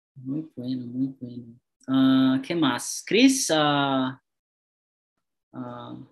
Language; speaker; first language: Spanish; non-native, learner; Portuguese